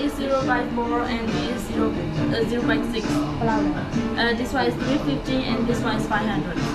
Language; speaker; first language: English; non-native, learner; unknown